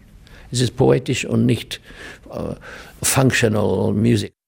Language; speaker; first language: German; non-native, learner; English